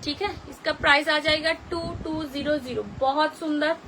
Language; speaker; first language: Hindi; non-native, local second language; Bangla